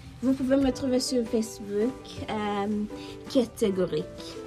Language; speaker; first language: French; non-native, learner; Norwegian